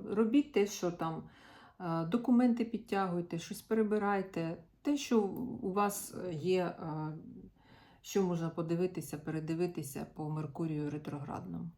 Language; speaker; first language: Ukrainian; non-native, local second language; Russian